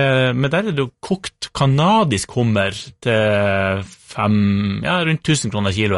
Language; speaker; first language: Norwegian; native; Norwegian